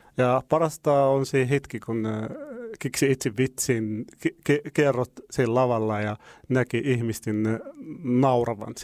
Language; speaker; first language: Finnish; non-native, fluent; Arabic